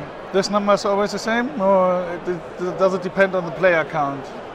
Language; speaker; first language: English; non-native, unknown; German